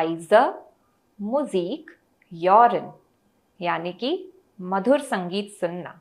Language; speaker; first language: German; non-native, fluent; Hindi